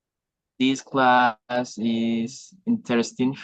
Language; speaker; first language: English; non-native, learner; Spanish